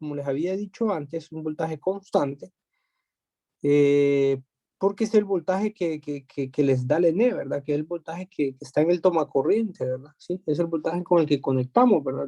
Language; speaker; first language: Spanish; native; Spanish